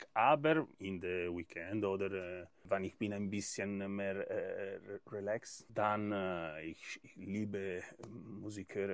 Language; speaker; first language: German; non-native, learner; Italian